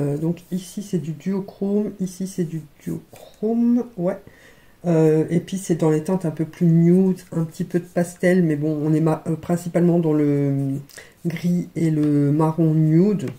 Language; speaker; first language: French; native; French